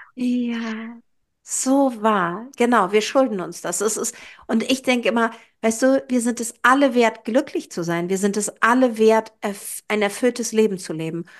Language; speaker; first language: German; native; German